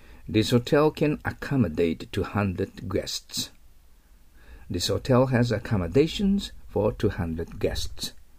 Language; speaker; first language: English; non-native, fluent; Japanese